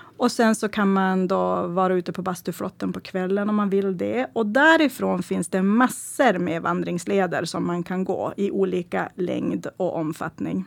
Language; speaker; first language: Swedish; native; Swedish